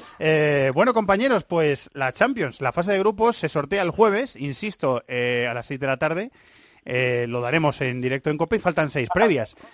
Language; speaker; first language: Spanish; native; Spanish